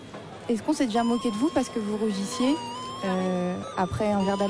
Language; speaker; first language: French; early bilingual, other home language; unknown